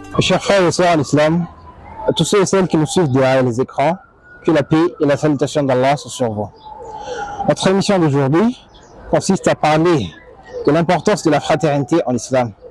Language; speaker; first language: French; non-native, local second language; Malagasy